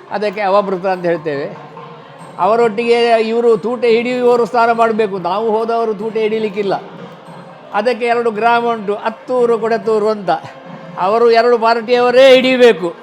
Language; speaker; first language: Kannada; non-native, local second language; Tulu